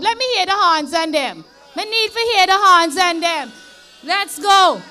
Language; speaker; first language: English; native; English